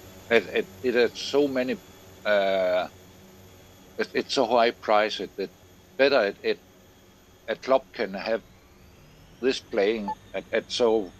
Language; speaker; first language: English; non-native, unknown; Danish